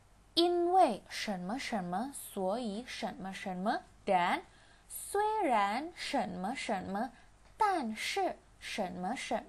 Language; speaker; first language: Chinese; non-native, fluent; Indonesian